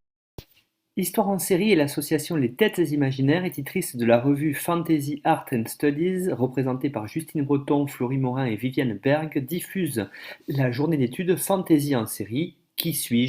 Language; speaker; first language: French; native; French